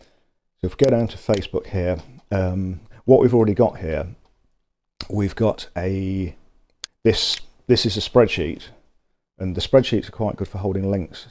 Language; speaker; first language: English; native; English